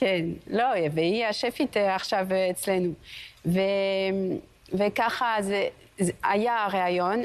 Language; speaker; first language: Hebrew; non-native, fluent; French